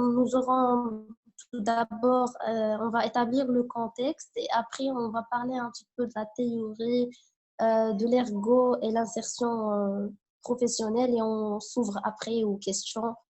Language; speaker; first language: French; non-native, local second language; Arabic